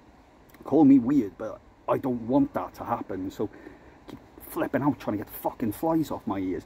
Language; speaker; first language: English; native; English